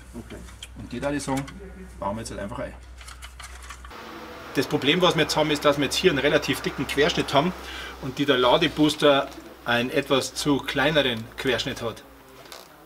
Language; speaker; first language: German; native; German